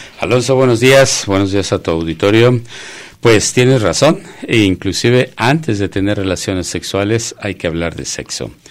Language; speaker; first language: Spanish; native; Spanish